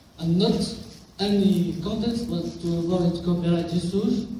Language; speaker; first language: English; non-native, local second language; Arabic